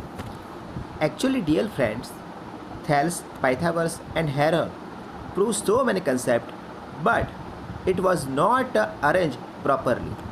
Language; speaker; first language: English; non-native, local second language; Gujarati